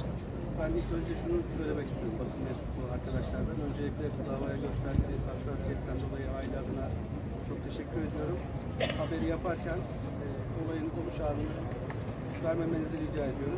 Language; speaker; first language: Turkish; native; Turkish